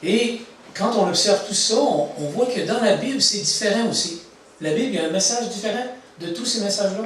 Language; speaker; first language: French; native; French